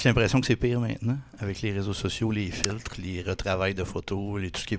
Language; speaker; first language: French; native; French